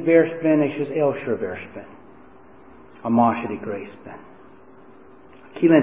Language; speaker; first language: Hungarian; non-native, fluent; English